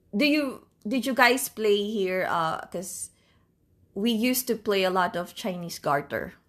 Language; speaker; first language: English; non-native, local second language; Filipino